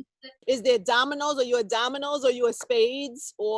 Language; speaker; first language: English; native; English